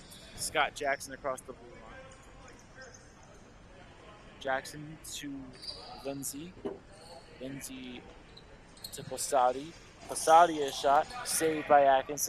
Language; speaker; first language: English; native; English